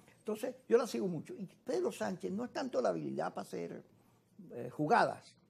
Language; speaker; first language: Spanish; native; Spanish